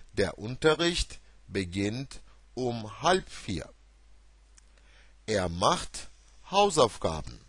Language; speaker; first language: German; non-native, fluent; Turkish